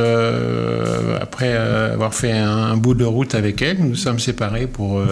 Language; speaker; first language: French; native; French